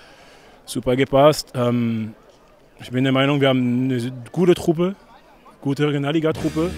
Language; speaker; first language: German; non-native, fluent; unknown